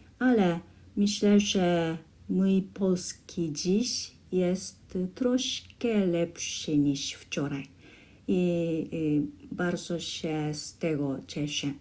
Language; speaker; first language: Polish; non-native, learner; Japanese